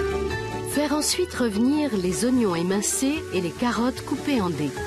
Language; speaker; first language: French; native; French